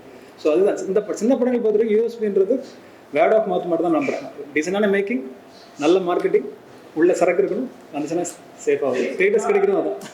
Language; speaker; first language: Tamil; native; Tamil